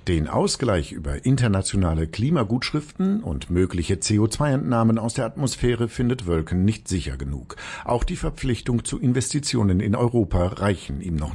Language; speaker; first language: German; native; German